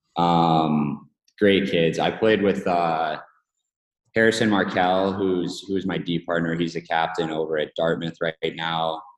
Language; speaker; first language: English; native; English